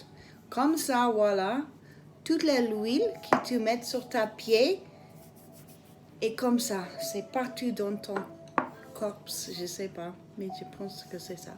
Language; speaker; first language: French; non-native, learner; English